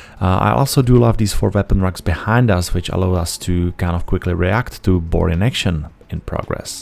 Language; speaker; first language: English; non-native, fluent; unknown